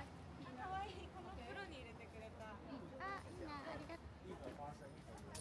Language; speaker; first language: Japanese; native; Japanese